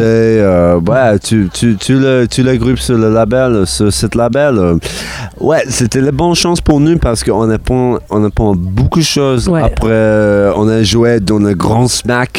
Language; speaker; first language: French; non-native, learner; English